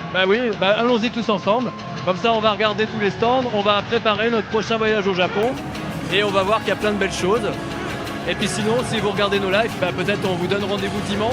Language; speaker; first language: French; native; French